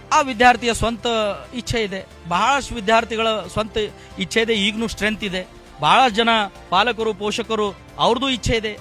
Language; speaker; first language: Kannada; non-native, local second language; Marathi